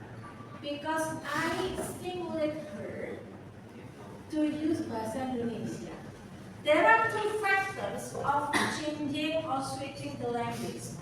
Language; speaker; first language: English; non-native, fluent; Indonesian